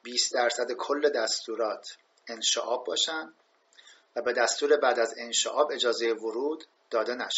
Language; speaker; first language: Persian; native; Persian